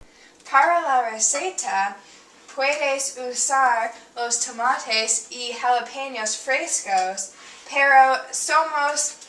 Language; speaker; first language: Spanish; non-native, learner; English